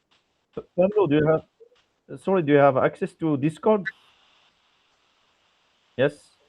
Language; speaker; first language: English; non-native, fluent; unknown